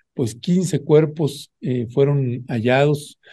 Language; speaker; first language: Spanish; native; Spanish